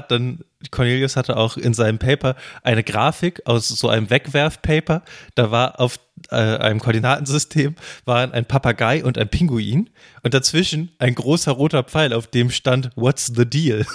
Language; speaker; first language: German; native; German